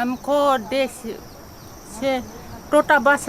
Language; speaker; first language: Hindi; non-native, local second language; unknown